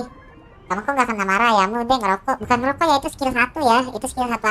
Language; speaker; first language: Indonesian; native; Indonesian